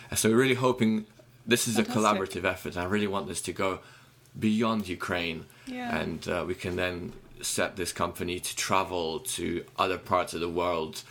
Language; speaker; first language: English; non-native, fluent; Ukrainian